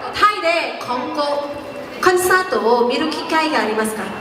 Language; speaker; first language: Japanese; non-native, learner; Thai